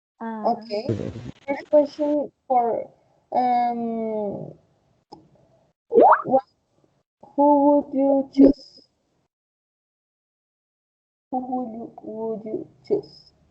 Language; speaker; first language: English; non-native, fluent; Spanish